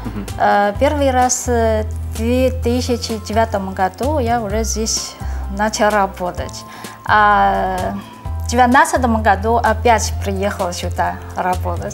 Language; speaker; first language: Russian; non-native, fluent; Chinese